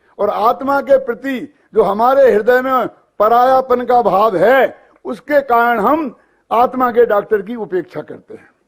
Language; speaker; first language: Hindi; native; Hindi